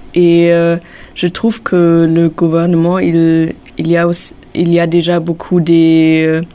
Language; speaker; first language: French; non-native, fluent; German